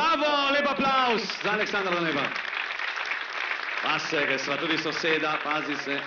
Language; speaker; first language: Slovenian; native; Slovenian